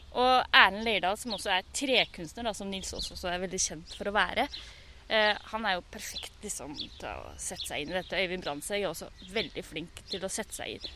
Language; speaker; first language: Norwegian; native; Norwegian